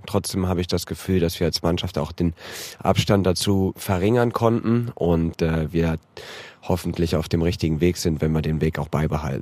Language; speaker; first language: German; native; German